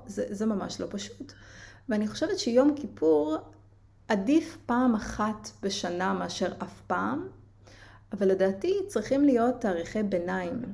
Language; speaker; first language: Hebrew; native; Hebrew